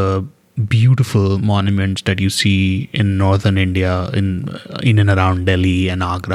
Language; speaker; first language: English; non-native, local second language; Hindi